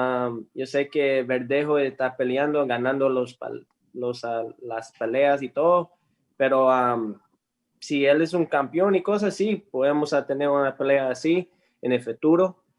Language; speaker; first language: Spanish; early bilingual, heritage; English